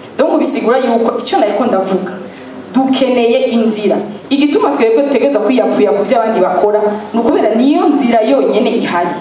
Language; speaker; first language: Rundi; native; Rundi